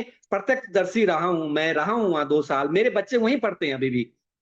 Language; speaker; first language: Hindi; native; Hindi